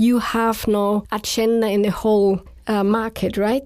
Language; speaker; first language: English; non-native, fluent; German